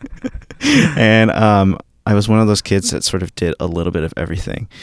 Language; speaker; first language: English; early bilingual, other home language; Filipino